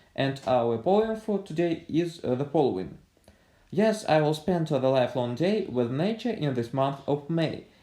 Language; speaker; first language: English; non-native, fluent; Russian